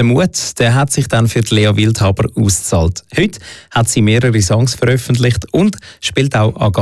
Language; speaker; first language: German; native; German